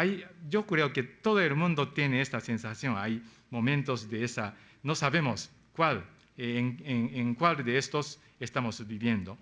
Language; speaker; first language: Spanish; non-native, fluent; Japanese